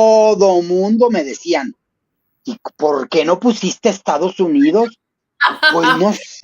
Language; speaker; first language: Spanish; native; Spanish